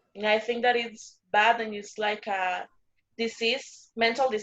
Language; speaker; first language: English; non-native, learner; Spanish